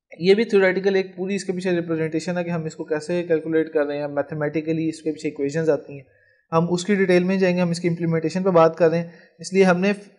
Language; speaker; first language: Urdu; non-native, local second language; Punjabi